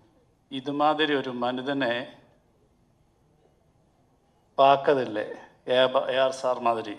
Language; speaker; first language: Tamil; non-native, learner; Malayalam